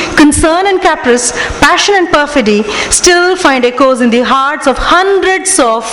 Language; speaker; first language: English; non-native, local second language; Tamil